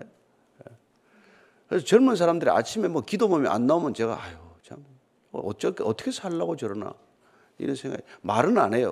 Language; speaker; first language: Korean; native; Korean